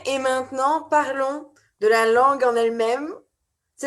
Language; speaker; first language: French; native; French